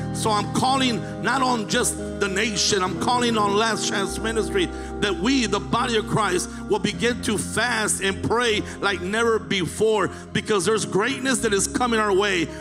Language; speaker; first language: English; native; English